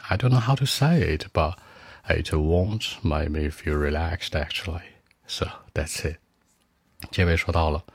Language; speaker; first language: English; non-native, fluent; Chinese